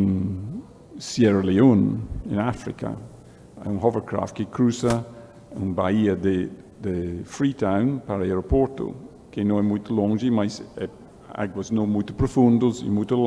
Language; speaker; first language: Portuguese; non-native, learner; English